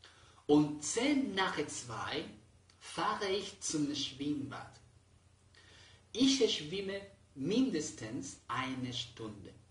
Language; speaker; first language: German; non-native, fluent; Spanish